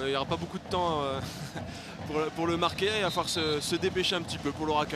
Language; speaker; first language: French; native; French